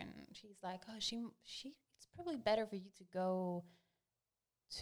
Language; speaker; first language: English; non-native, fluent; Greek